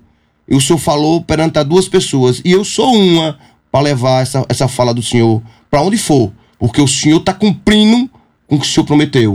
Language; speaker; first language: Portuguese; native; Portuguese